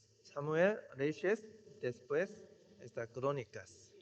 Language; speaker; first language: Spanish; non-native, fluent; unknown